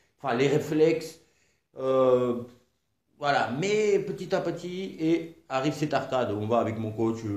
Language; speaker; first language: French; non-native, fluent; Georgian